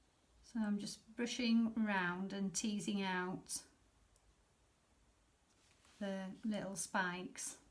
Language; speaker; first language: English; native; English